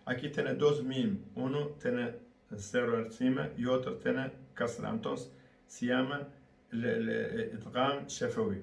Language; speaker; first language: Spanish; non-native, learner; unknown